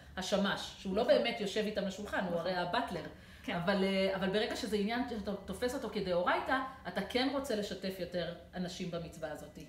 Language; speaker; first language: Hebrew; native; Hebrew